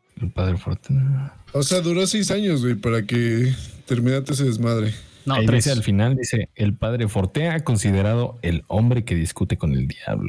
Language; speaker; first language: Spanish; native; Spanish